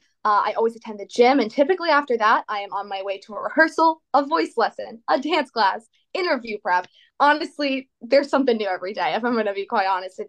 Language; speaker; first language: English; native; English